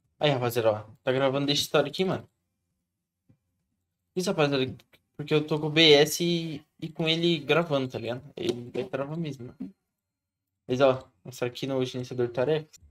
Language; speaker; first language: Portuguese; native; Portuguese